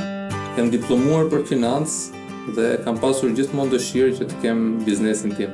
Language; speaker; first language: Albanian; early bilingual, heritage; Albanian